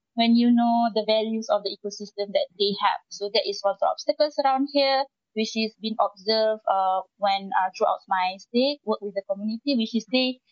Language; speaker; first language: English; non-native, local second language; Malay